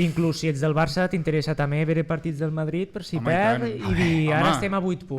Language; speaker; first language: Catalan; native; Catalan